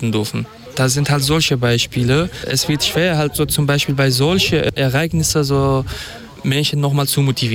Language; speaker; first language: German; non-native, fluent; Kurdish